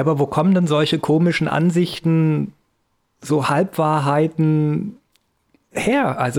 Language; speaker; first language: German; native; German